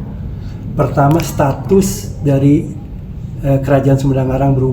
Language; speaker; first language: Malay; non-native, local second language; Sundanese